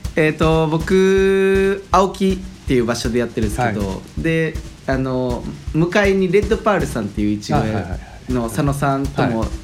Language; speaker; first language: Japanese; native; Japanese